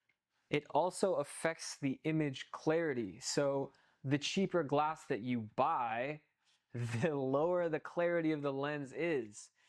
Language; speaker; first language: English; native; English